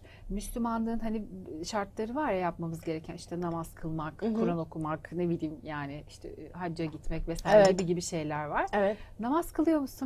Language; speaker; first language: Turkish; native; Turkish